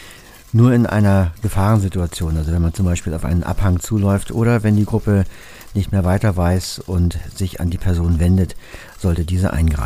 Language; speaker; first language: German; native; German